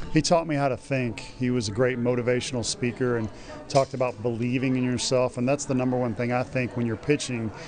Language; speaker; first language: English; native; English